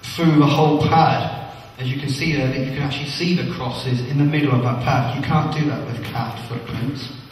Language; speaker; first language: English; native; English